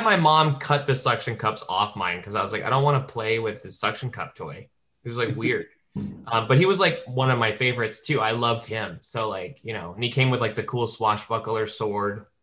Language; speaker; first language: English; native; English